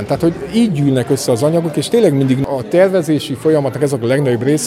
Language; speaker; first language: Hungarian; native; Hungarian